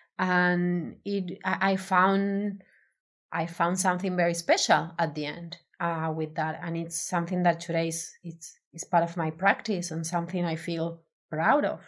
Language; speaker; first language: English; non-native, fluent; Spanish